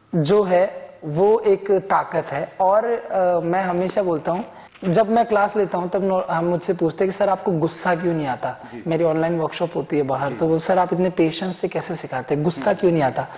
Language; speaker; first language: Hindi; native; Hindi